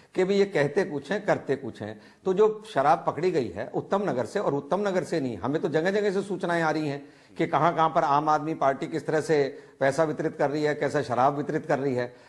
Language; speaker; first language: Hindi; native; Hindi